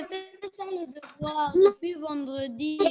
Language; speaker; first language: French; non-native, local second language; Arabic